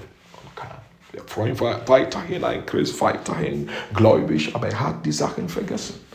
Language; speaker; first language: German; non-native, fluent; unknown